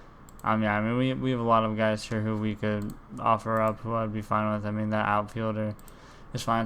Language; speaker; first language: English; native; English